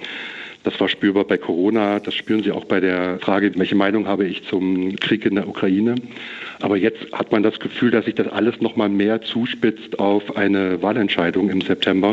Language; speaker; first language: German; native; German